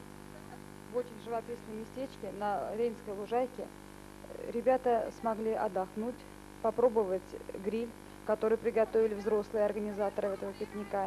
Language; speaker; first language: Russian; native; Russian